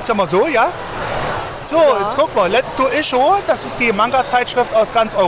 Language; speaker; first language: German; native; German